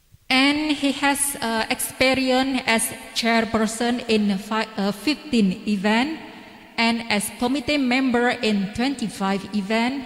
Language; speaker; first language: English; non-native, learner; Indonesian